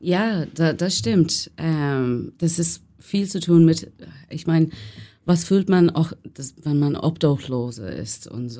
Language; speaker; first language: German; non-native, learner; English